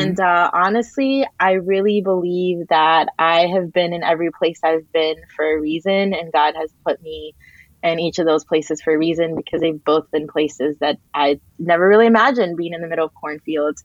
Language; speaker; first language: English; early bilingual, other home language; Spanish